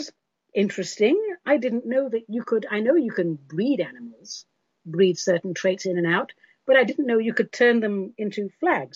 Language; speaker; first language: English; native; English